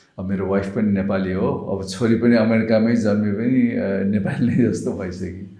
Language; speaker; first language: Nepali; native; Nepali